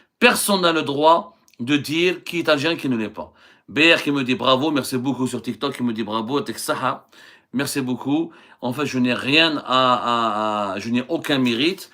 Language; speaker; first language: French; non-native, local second language; Arabic